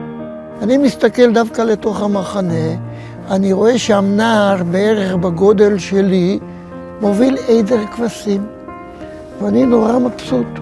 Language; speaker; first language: Hebrew; non-native, fluent; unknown